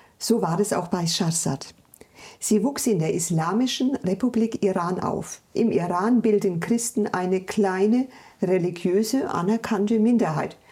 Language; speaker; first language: German; native; German